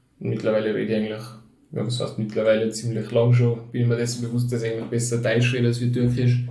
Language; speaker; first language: German; early bilingual, other home language; Turkish